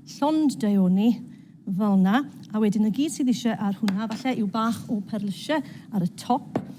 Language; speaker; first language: Welsh; native; Welsh